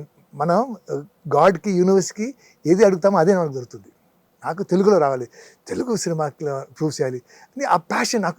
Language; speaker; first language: Telugu; non-native, local second language; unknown